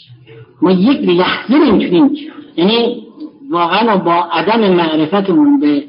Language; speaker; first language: Persian; native; Persian